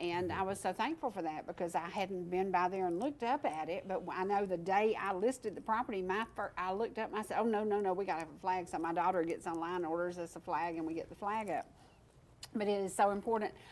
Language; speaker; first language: English; native; English